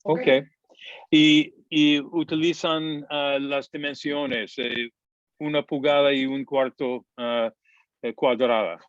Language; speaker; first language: Spanish; non-native, fluent; English